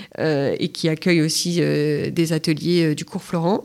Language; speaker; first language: French; native; French